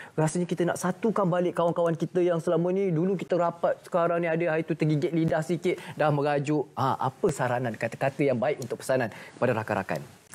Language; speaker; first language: Malay; native; Malay